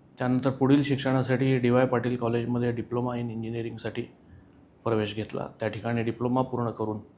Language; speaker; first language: Marathi; native; Marathi